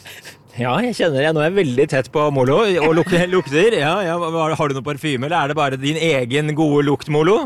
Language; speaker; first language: Norwegian; native; Norwegian